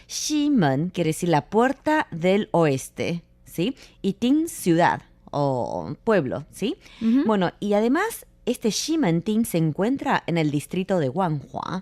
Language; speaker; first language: Spanish; non-native, fluent; Chinese